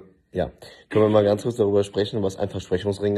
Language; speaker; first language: German; native; German